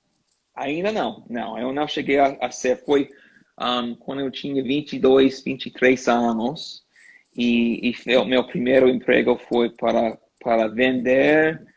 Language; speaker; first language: Portuguese; non-native, learner; English